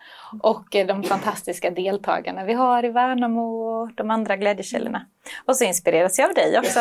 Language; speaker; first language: Swedish; native; Swedish